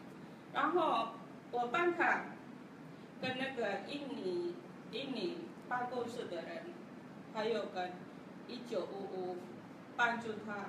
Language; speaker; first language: Chinese; non-native, learner; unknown